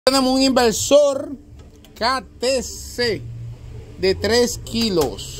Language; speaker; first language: Spanish; native; Spanish